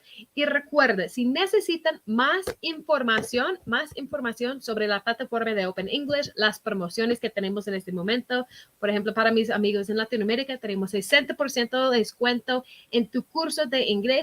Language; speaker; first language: Spanish; non-native, fluent; English